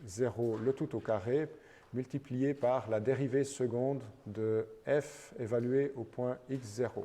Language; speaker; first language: French; native; French